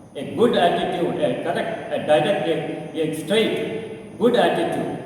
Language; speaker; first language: English; non-native, local second language; Kannada